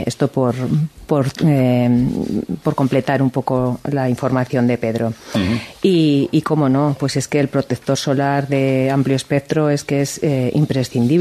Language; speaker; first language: Spanish; native; Spanish